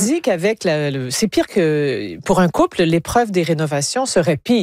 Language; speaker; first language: French; native; French